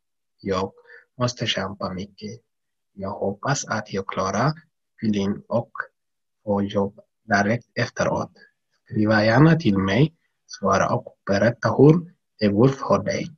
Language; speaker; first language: Swedish; non-native, learner; Tigrinya